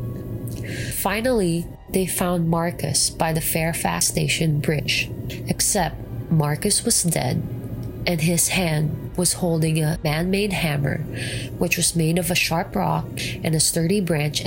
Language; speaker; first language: English; non-native, local second language; Filipino